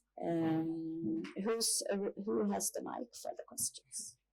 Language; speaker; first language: English; non-native, fluent; Swedish